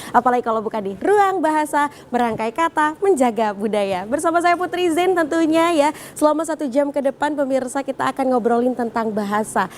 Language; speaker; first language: Indonesian; native; Indonesian